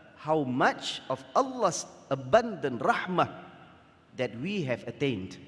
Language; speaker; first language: English; non-native, local second language; Malay